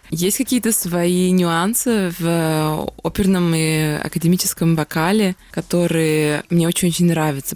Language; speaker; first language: Russian; native; Russian